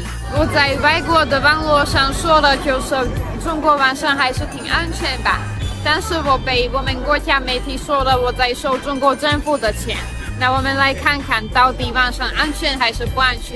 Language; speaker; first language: Chinese; non-native, fluent; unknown